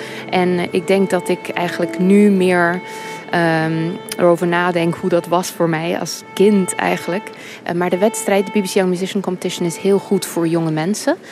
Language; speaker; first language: Dutch; early bilingual, heritage; English